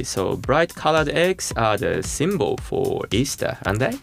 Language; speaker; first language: English; non-native, fluent; Japanese